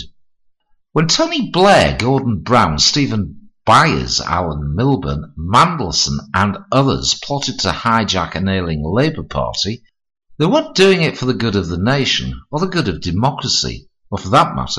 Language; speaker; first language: English; native; English